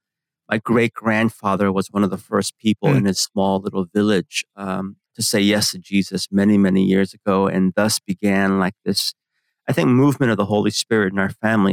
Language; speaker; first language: English; early bilingual, other home language; Korean